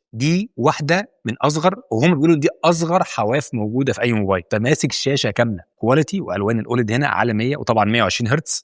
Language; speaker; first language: Arabic; native; Arabic